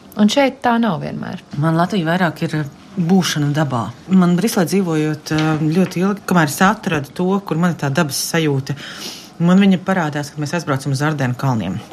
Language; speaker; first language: Latvian; native; Latvian